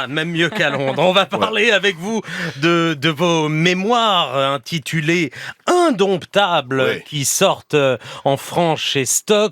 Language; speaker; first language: French; native; French